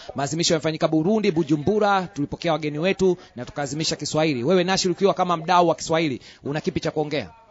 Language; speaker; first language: Swahili; non-native, local second language; Rundi